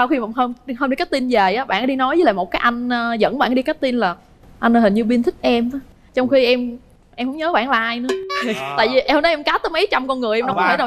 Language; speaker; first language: Vietnamese; native; Vietnamese